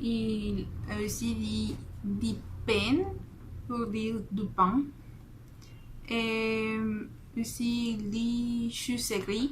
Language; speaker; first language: French; non-native, fluent; Spanish